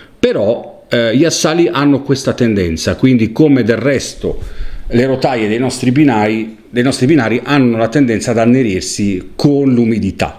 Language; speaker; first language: Italian; native; Italian